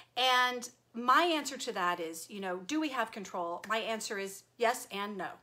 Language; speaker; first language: English; native; English